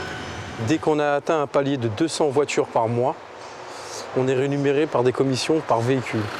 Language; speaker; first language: French; native; French